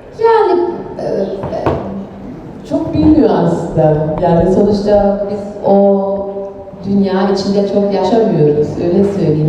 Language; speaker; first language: Turkish; early bilingual, heritage; Turkish